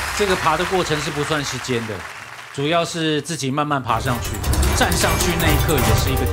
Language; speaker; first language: Chinese; native; Chinese